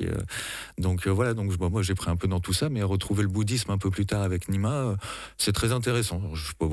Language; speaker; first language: French; native; French